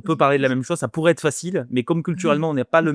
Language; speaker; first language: French; native; French